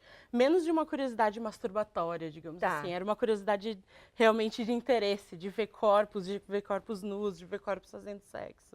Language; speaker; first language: Portuguese; native; Portuguese